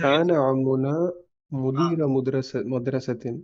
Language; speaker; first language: Arabic; non-native, learner; Tamil